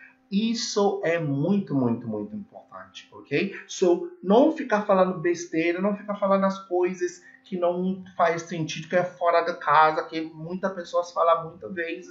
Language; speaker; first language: Portuguese; non-native, learner; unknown